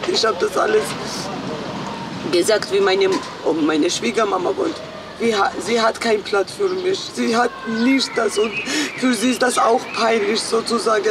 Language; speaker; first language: German; non-native, fluent; Georgian